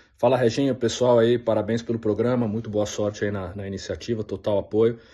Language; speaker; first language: Portuguese; native; Portuguese